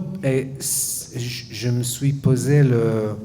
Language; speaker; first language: French; non-native, fluent; Hebrew